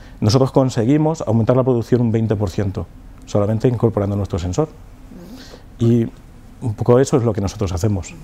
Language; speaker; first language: Spanish; native; Spanish